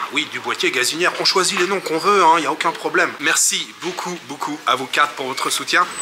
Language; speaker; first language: French; native; French